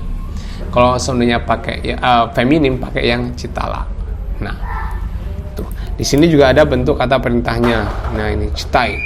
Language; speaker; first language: Indonesian; non-native, local second language; Javanese